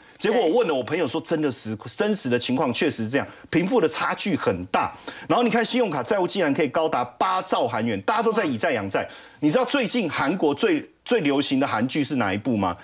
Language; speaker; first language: Chinese; native; Chinese